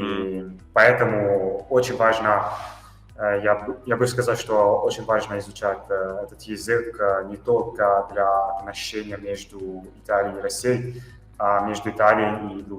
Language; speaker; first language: Russian; non-native, fluent; Italian